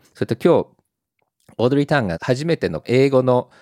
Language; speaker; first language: Japanese; native; Japanese